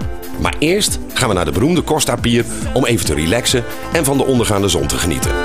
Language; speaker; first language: Dutch; native; Dutch